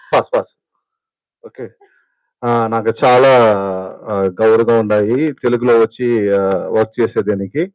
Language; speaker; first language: Telugu; non-native, learner; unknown